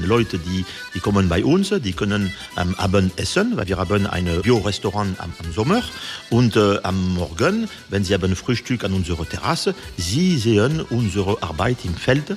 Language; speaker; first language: German; non-native, learner; French